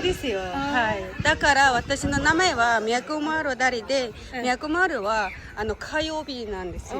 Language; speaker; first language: Japanese; non-native, fluent; Mongolian